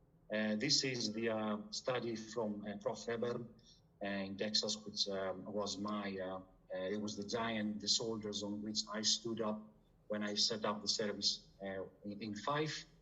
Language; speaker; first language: English; non-native, fluent; Greek